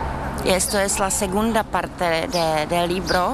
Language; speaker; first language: Spanish; non-native, learner; Czech